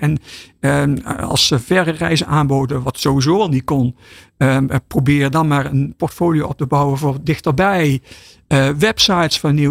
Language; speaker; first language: Dutch; native; Dutch